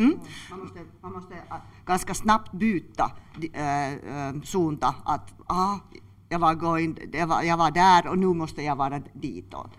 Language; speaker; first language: Swedish; non-native, local second language; Finnish